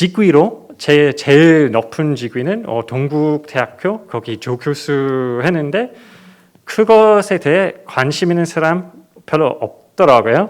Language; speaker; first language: Korean; non-native, fluent; English